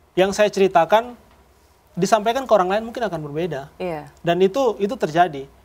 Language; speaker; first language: Indonesian; native; Indonesian